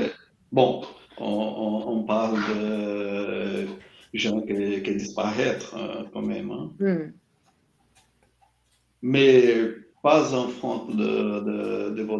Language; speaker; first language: French; non-native, learner; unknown